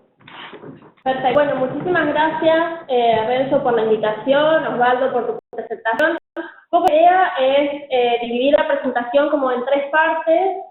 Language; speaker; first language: Spanish; native; Spanish